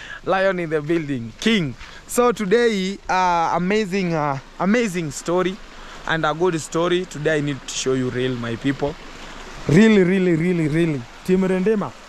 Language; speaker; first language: English; non-native, learner; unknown